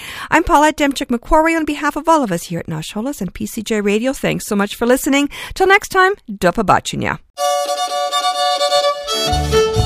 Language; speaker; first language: English; early bilingual, other home language; Ukrainian